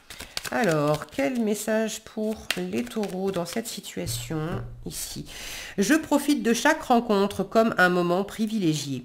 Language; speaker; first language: French; native; French